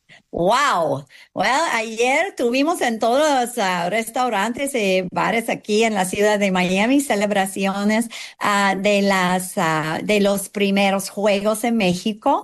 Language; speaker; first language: Spanish; non-native, fluent; English